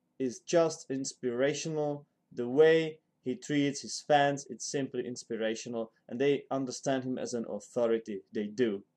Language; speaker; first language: English; non-native, fluent; Czech